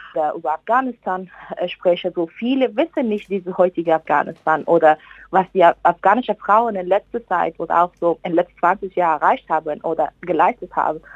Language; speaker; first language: German; non-native, fluent; Persian